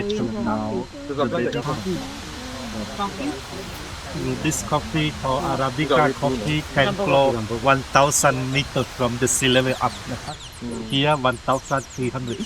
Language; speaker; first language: English; non-native, learner; Thai